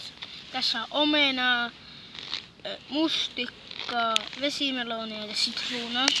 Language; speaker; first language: Finnish; native; Finnish